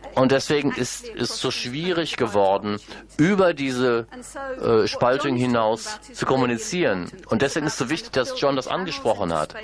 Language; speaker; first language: German; non-native, fluent; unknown